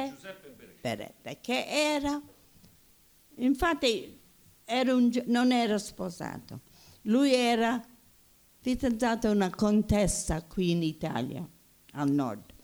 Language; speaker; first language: Italian; early bilingual, heritage; Italian